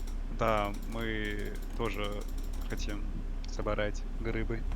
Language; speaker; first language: Russian; non-native, learner; English